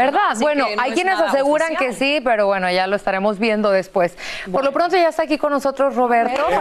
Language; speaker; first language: Spanish; native; Spanish